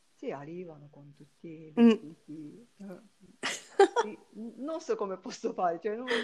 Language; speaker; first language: Italian; non-native, learner; Japanese